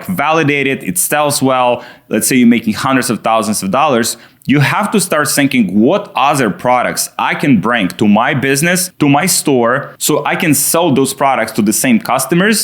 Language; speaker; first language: English; non-native, fluent; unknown